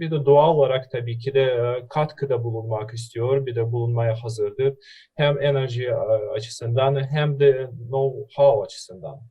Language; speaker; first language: Turkish; non-native, fluent; Russian